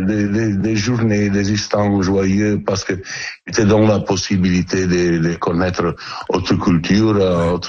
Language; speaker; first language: French; non-native, learner; Italian